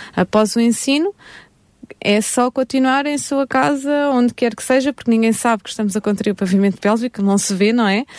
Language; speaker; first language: Portuguese; native; Portuguese